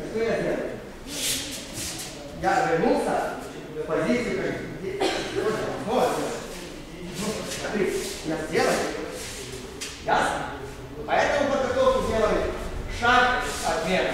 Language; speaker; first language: Russian; non-native, learner; Serbian